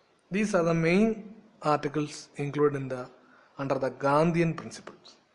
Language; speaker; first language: English; non-native, local second language; Malayalam